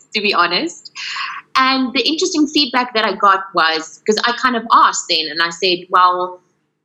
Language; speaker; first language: English; non-native, local second language; Afrikaans